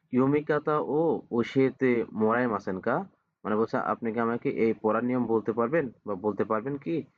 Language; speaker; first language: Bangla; native; Bangla